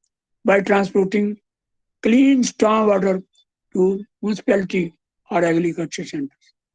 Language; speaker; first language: English; non-native, local second language; Hindi